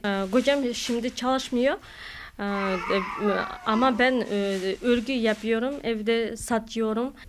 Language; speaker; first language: Turkish; non-native, learner; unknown